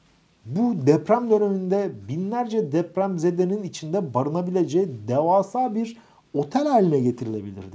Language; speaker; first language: Turkish; native; Turkish